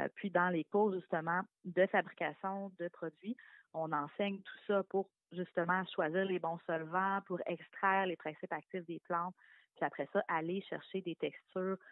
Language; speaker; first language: French; native; French